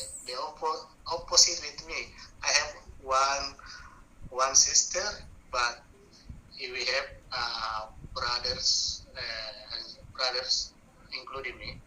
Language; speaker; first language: English; non-native, learner; Buginese